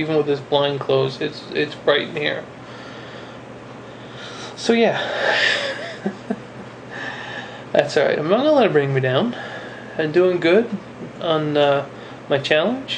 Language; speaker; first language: English; native; English